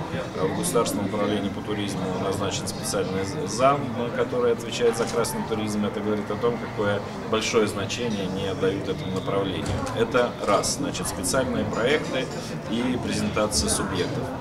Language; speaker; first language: Russian; native; Russian